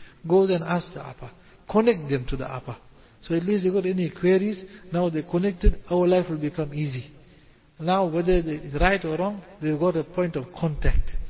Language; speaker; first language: English; native; English